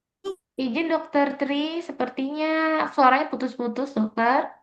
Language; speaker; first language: Indonesian; native; Indonesian